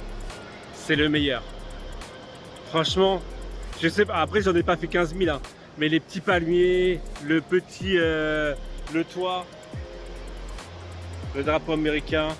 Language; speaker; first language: French; native; French